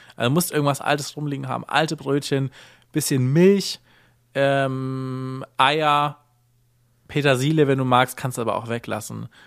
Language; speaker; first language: German; native; German